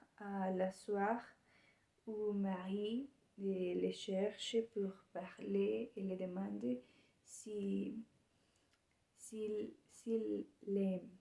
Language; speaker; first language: French; non-native, learner; Spanish